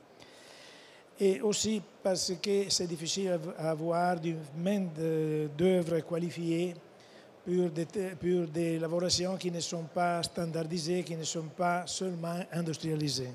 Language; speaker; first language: French; non-native, fluent; Italian